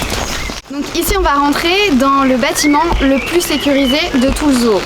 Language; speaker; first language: French; native; French